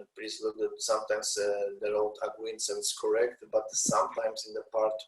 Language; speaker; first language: English; non-native, learner; Polish